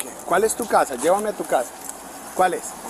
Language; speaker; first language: Spanish; early bilingual, heritage; Spanish